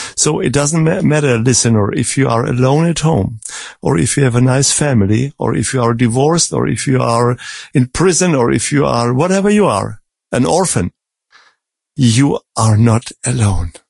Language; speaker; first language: English; non-native, fluent; Czech